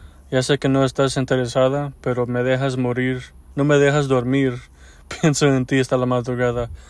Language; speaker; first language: Spanish; early bilingual, heritage; Spanish